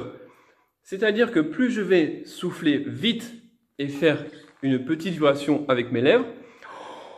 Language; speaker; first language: French; native; French